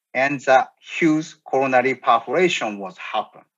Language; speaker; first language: English; non-native, learner; Japanese